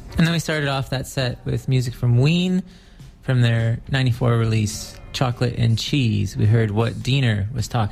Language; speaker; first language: English; native; English